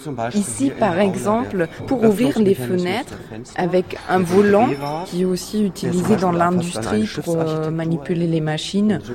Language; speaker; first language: French; native; French